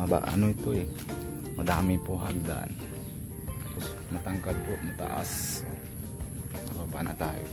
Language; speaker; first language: Filipino; non-native, local second language; Bikol